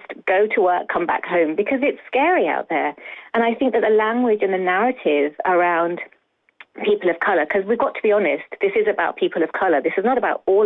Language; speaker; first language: English; native; English